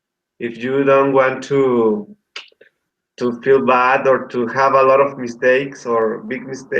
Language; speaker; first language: English; non-native, learner; Spanish